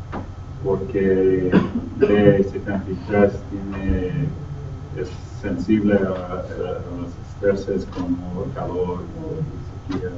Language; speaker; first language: Spanish; non-native, fluent; English